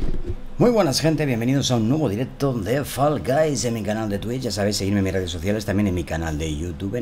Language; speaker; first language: Spanish; native; Spanish